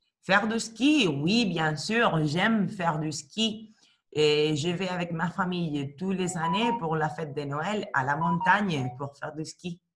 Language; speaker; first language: French; non-native, learner; Spanish